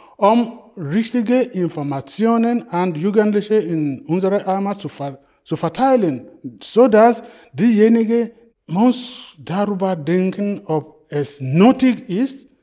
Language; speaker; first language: German; non-native, fluent; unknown